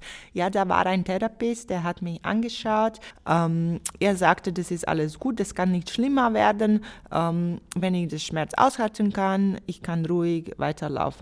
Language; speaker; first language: German; non-native, fluent; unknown